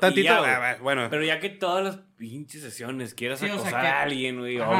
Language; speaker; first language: Spanish; native; Spanish